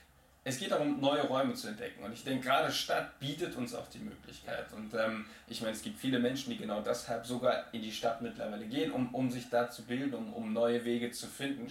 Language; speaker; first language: German; native; German